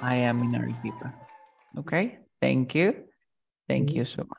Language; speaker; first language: English; non-native, fluent; Spanish